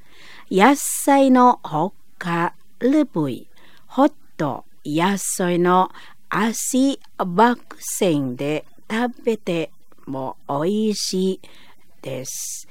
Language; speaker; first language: Japanese; non-native, fluent; Indonesian